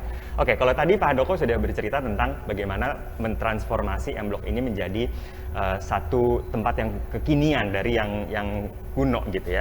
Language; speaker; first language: Indonesian; native; Indonesian